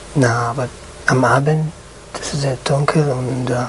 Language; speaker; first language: German; non-native, learner; Arabic